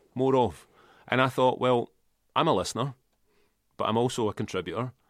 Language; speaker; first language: English; native; English